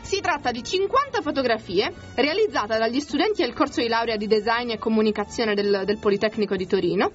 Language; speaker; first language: Italian; native; Italian